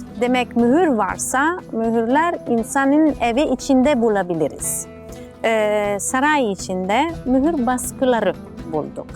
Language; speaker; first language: Turkish; non-native, learner; Italian